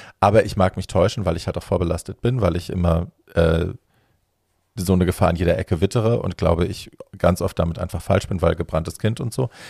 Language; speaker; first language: German; native; German